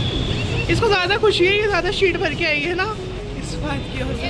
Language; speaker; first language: Hindi; native; Hindi